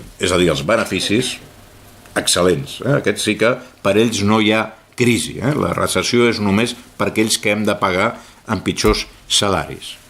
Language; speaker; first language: Catalan; native; Catalan